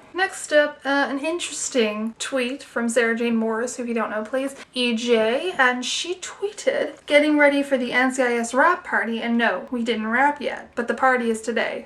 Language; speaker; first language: English; native; English